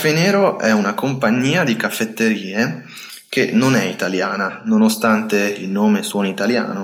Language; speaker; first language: Italian; native; Italian